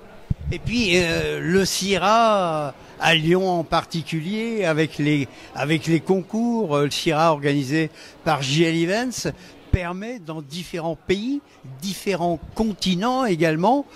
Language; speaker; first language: French; native; French